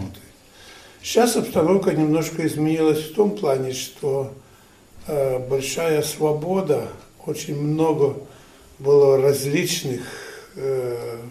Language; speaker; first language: Russian; non-native, fluent; Ukrainian